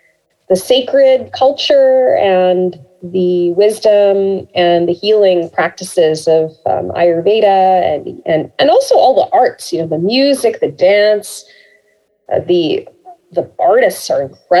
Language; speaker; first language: English; native; English